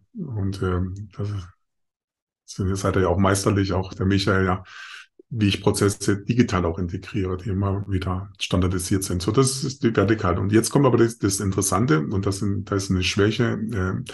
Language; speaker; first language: German; non-native, fluent; Spanish